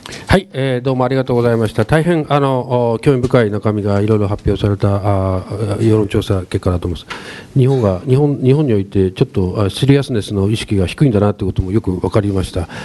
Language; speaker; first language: Japanese; native; Japanese